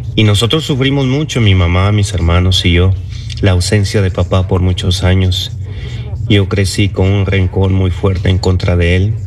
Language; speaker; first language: Spanish; early bilingual, other home language; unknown